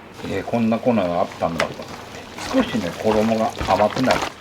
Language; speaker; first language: Japanese; native; Japanese